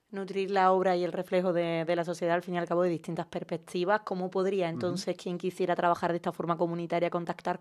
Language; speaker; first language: Spanish; native; Spanish